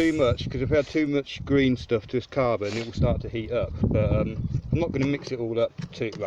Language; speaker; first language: English; native; English